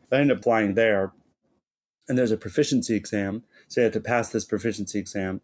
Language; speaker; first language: English; native; English